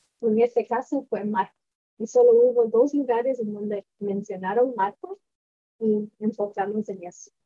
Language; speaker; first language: Spanish; early bilingual, heritage; Spanish